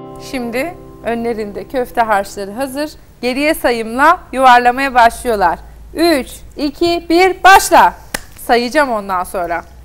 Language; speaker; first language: Turkish; native; Turkish